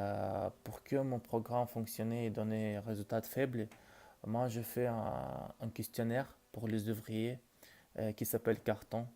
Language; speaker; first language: French; non-native, learner; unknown